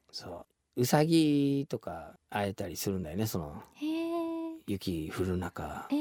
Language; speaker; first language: Japanese; non-native, fluent; English